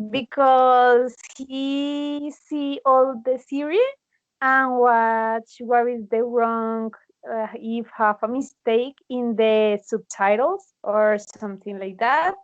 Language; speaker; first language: English; non-native, learner; Spanish